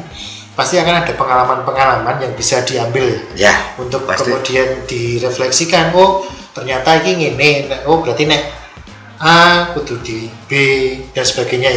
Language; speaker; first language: Indonesian; non-native, local second language; Javanese